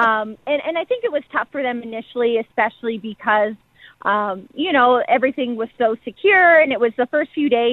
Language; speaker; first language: English; native; English